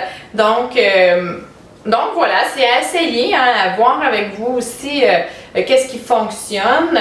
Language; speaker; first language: French; native; French